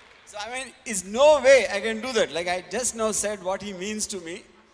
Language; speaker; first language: English; non-native, local second language; Telugu